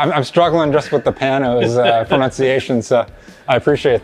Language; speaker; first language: English; native; English